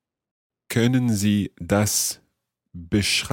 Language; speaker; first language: German; non-native, learner; English